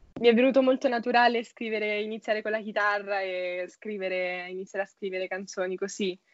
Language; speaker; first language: Italian; native; Italian